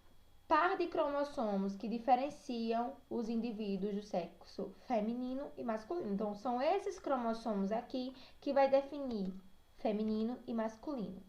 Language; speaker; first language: Portuguese; native; Portuguese